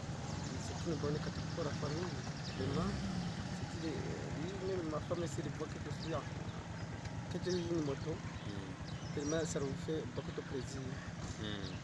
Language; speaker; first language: French; non-native, local second language; Rundi